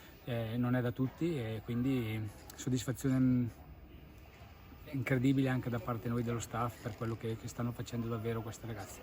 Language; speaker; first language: Italian; native; Italian